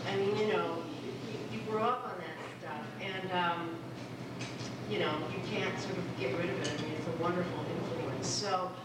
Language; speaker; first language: English; non-native, local second language; Filipino